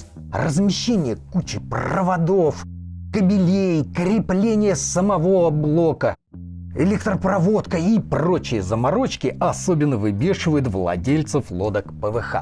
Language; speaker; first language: Russian; native; Russian